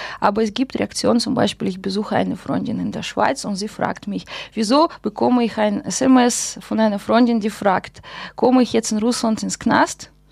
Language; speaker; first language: German; non-native, fluent; Russian